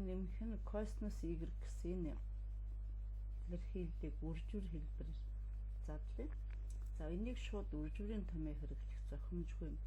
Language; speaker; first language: Mongolian; native; Mongolian